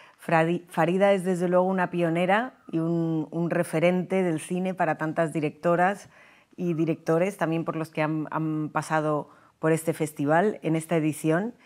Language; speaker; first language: Spanish; native; Spanish